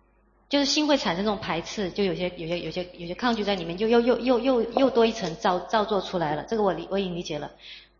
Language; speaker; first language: Chinese; native; Chinese